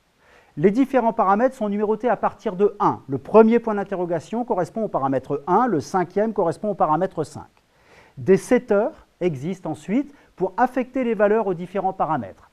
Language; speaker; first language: French; native; French